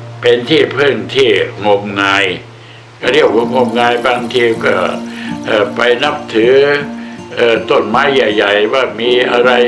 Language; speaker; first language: Thai; native; Thai